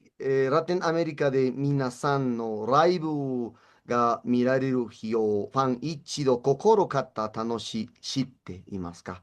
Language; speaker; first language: Japanese; non-native, learner; Spanish